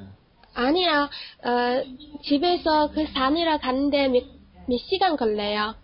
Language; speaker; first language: Korean; non-native, fluent; Chinese